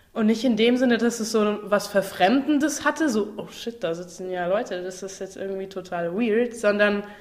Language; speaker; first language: German; native; German